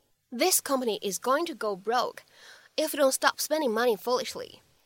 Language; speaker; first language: English; non-native, fluent; Chinese